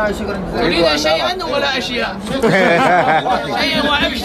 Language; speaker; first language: Arabic; non-native, learner; Chinese